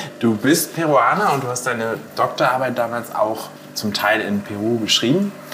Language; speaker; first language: German; native; German